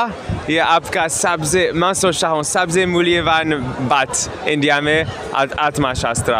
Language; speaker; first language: Hindi; non-native, learner; German